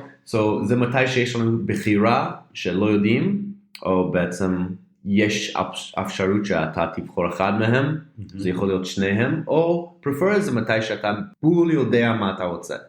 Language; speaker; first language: Hebrew; non-native, fluent; English